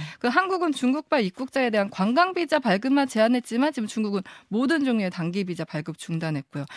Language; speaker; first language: Korean; native; Korean